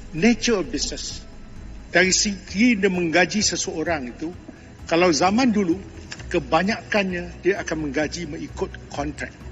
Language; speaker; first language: Malay; non-native, local second language; Chinese